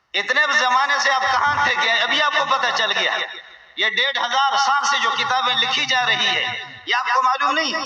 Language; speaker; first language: Urdu; non-native, local second language; Baluchi